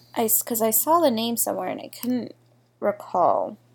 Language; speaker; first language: English; native; English